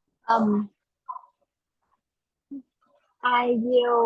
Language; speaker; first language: English; non-native, learner; Vietnamese